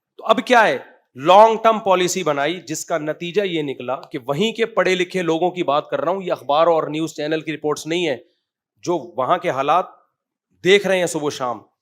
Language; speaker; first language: Urdu; native; Urdu